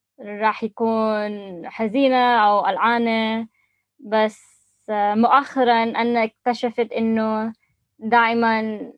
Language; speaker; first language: Arabic; non-native, learner; English